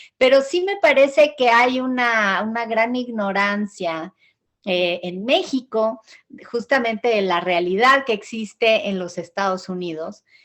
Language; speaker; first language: Spanish; native; Spanish